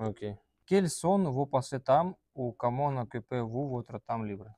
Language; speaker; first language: French; non-native, learner; Russian